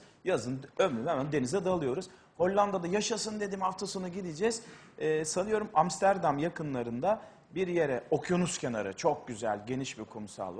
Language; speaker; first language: Turkish; native; Turkish